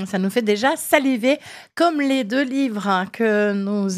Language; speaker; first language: French; native; French